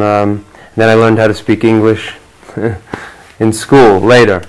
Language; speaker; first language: English; early bilingual, other home language; Polish